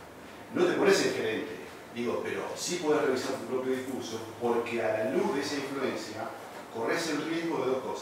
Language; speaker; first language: Spanish; native; Spanish